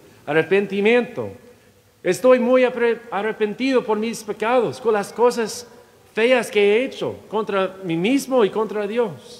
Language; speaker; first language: Spanish; non-native, fluent; English